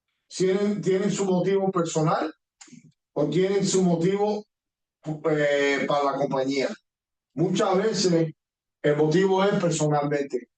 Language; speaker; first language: Spanish; early bilingual, heritage; Spanish